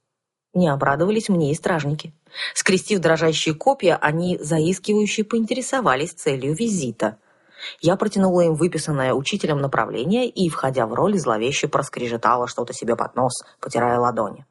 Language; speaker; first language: Russian; native; Russian